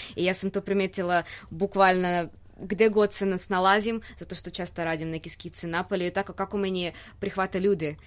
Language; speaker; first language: Serbian; non-native, fluent; Russian